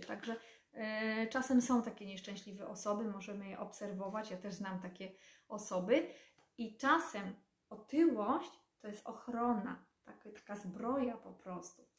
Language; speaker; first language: Polish; native; Polish